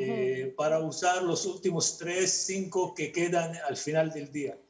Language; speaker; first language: Spanish; non-native, fluent; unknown